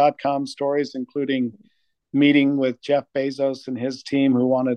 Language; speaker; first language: English; native; English